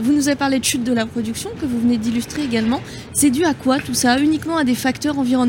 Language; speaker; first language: French; native; French